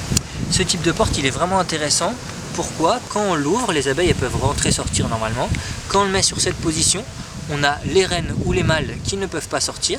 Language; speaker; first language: French; native; French